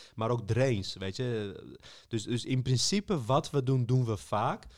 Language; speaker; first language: Dutch; early bilingual, other home language; Armenian